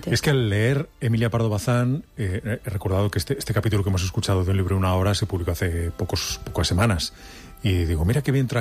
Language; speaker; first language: Spanish; native; Spanish